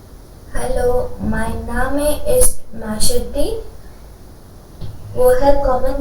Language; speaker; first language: German; non-native, learner; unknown